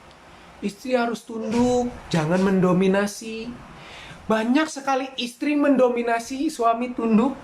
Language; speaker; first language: Indonesian; native; Indonesian